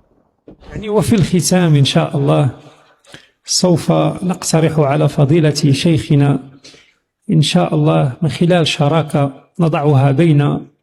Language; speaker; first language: Arabic; native; Arabic